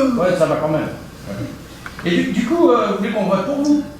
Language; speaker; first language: French; native; French